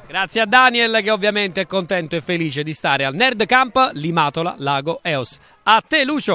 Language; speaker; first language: Italian; native; Italian